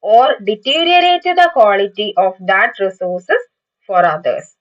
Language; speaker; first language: English; non-native, local second language; Malayalam